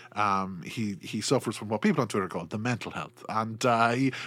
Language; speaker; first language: English; native; English